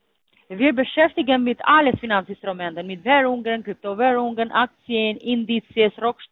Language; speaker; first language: German; non-native, learner; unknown